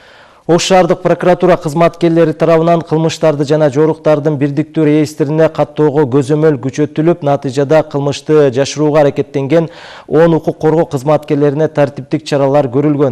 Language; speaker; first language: Kyrgyz; native; Kyrgyz